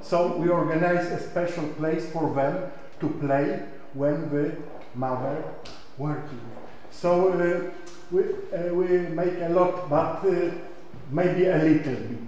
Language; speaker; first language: English; non-native, learner; Polish